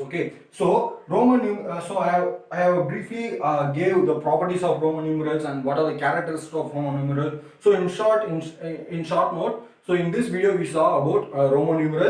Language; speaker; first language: English; non-native, local second language; Tamil